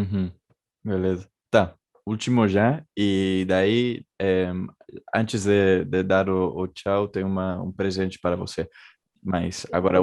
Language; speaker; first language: Portuguese; non-native, fluent; Spanish